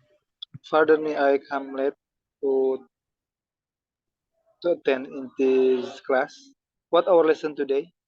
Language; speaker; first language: English; non-native, learner; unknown